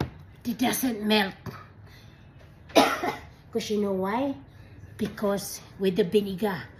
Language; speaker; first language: English; non-native, learner; Filipino